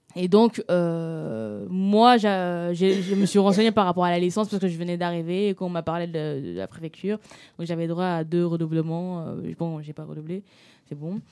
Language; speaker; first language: French; non-native, local second language; Wolof